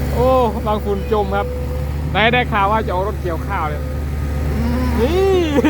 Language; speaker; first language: Thai; native; Thai